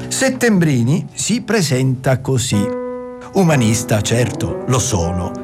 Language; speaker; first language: Italian; native; Italian